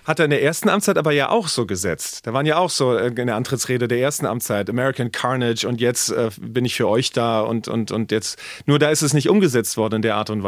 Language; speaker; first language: German; native; German